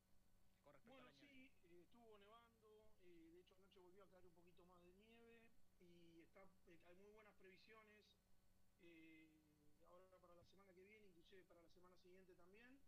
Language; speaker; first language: Spanish; native; Spanish